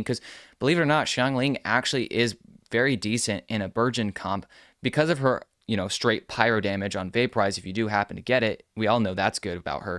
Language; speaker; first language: English; native; English